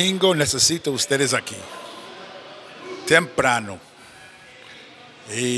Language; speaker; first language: Spanish; non-native, learner; English